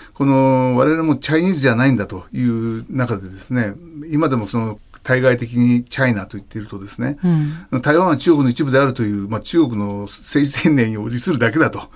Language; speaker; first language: Japanese; native; Japanese